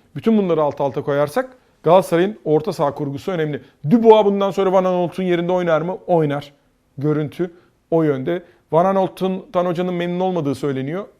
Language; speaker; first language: Turkish; native; Turkish